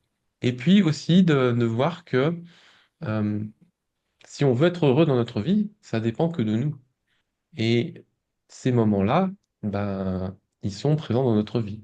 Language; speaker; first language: French; native; French